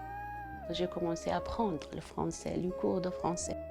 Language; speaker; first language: French; non-native, fluent; Arabic